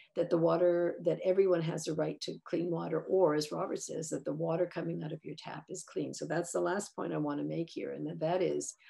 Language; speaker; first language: English; native; English